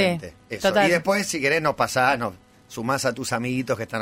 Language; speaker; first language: Spanish; native; Spanish